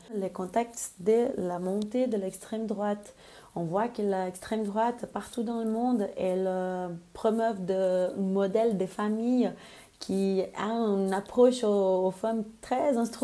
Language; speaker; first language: French; non-native, fluent; Spanish